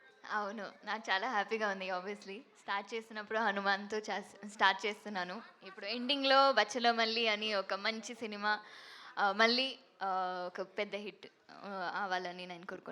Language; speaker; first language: Telugu; non-native, fluent; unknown